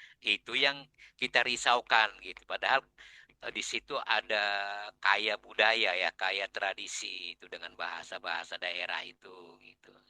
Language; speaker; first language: Indonesian; non-native, local second language; Batak Toba